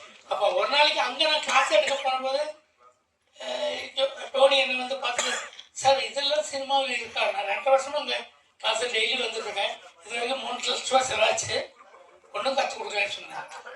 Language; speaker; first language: Tamil; non-native, local second language; Malayalam